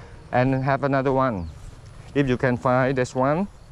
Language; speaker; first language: English; non-native, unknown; Thai